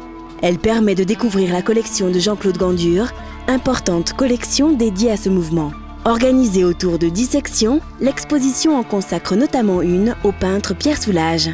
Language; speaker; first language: French; native; French